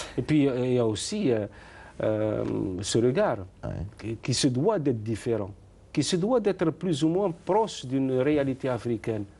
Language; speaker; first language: French; non-native, local second language; Arabic